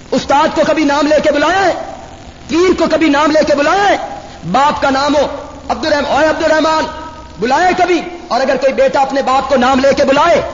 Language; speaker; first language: Urdu; non-native, local second language; Punjabi